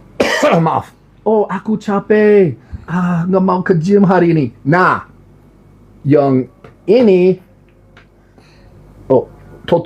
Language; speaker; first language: Indonesian; non-native, learner; English